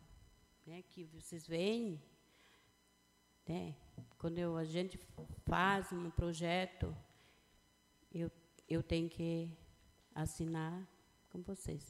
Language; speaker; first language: Portuguese; non-native, local second language; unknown